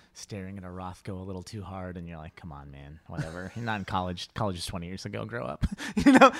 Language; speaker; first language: English; early bilingual, other home language; Spanish